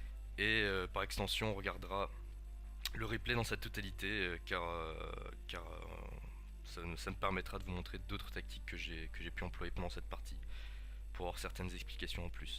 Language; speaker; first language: French; native; French